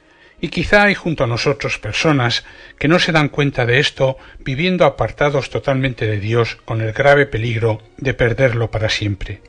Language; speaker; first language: Spanish; native; Spanish